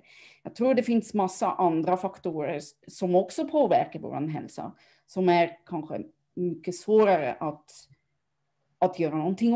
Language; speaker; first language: Swedish; non-native, fluent; German